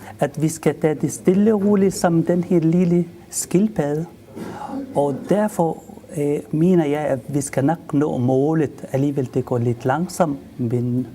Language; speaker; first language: Danish; non-native, fluent; Arabic